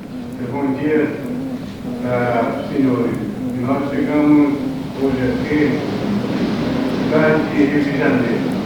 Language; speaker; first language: Portuguese; non-native, local second language; Kayapó